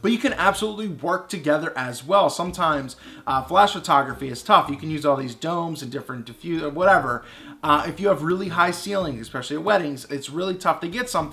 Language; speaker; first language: English; native; English